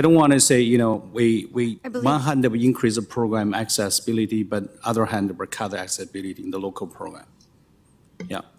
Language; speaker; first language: English; non-native, fluent; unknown